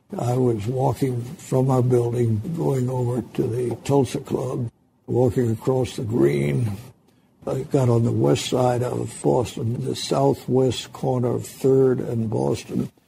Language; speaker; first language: English; native; English